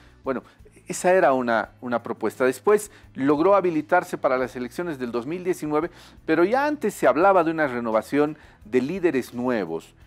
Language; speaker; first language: Spanish; native; Spanish